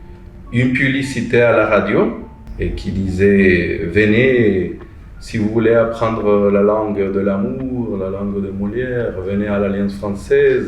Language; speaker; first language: French; non-native, fluent; Spanish